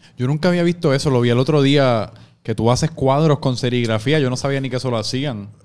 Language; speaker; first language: Spanish; native; Spanish